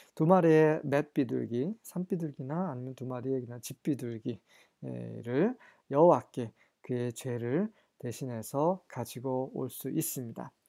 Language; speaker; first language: Korean; native; Korean